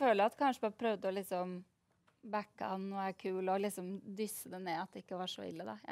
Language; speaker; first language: Norwegian; native; Norwegian